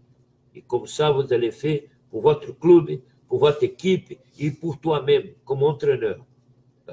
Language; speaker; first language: French; non-native, fluent; Portuguese